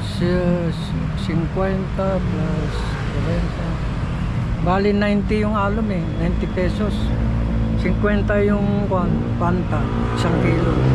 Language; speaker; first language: Filipino; non-native, local second language; Iloko